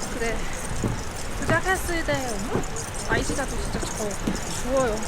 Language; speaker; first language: Korean; non-native, learner; Thai